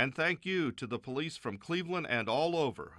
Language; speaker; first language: English; native; English